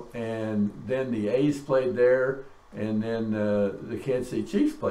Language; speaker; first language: English; native; English